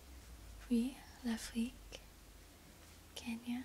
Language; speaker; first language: French; non-native, learner; English